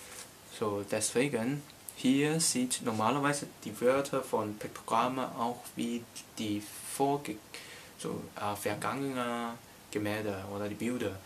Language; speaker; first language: German; non-native, learner; Cantonese